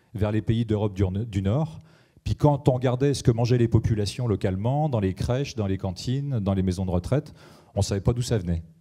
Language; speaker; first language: French; native; French